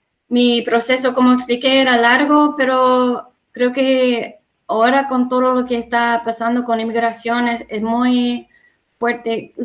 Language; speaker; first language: Spanish; non-native, learner; English